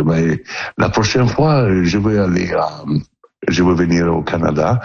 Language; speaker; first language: French; non-native, learner; Italian